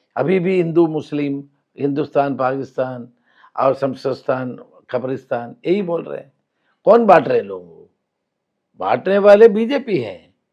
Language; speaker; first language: Hindi; non-native, local second language; Malayalam